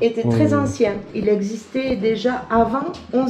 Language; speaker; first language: French; native; French